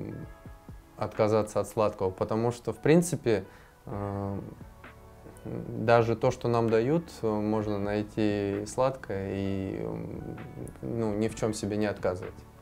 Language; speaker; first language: Russian; native; Russian